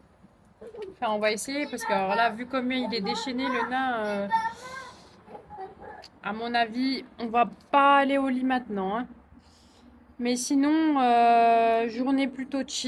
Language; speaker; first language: French; native; French